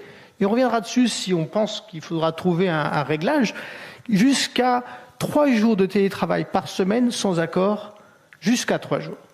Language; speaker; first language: French; native; French